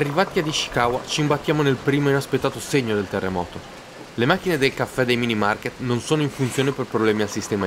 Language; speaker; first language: Italian; native; Italian